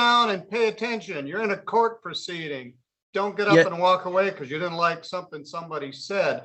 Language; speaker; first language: English; native; English